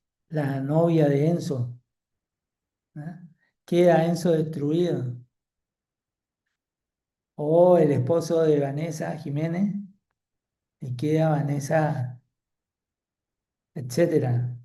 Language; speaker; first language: Spanish; native; Spanish